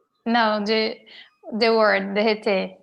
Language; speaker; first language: English; non-native, learner; Portuguese